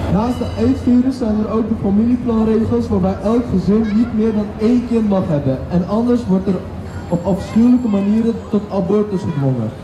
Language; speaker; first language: Dutch; early bilingual, other home language; Uyghur